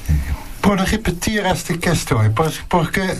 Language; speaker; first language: Portuguese; non-native, learner; Dutch